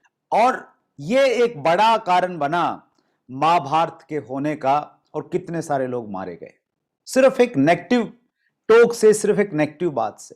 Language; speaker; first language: Hindi; native; Hindi